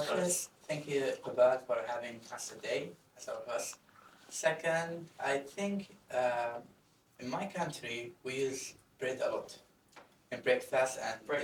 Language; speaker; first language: English; non-native, fluent; Arabic